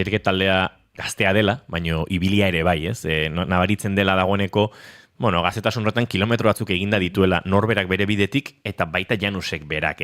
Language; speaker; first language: Basque; native; Basque